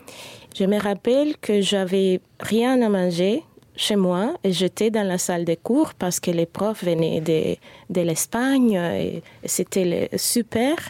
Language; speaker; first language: French; non-native, fluent; Spanish